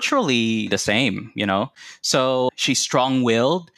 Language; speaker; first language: English; non-native, local second language; Cebuano